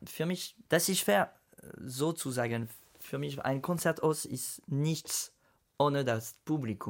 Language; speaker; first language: German; non-native, fluent; French